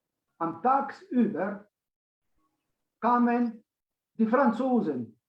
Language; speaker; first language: German; non-native, fluent; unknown